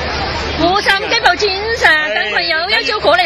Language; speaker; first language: Chinese; native; Chinese